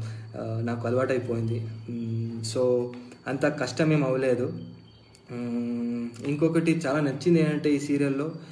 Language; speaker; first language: Telugu; non-native, fluent; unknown